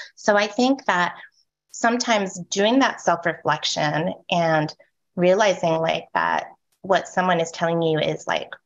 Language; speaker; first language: English; native; English